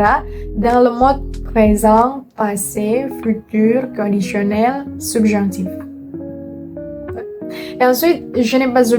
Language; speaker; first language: French; non-native, learner; Indonesian